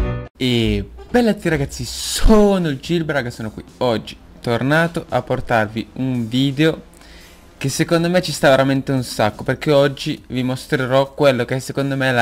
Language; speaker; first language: Italian; native; Italian